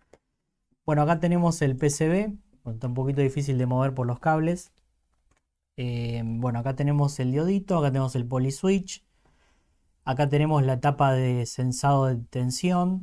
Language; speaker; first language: Spanish; native; Spanish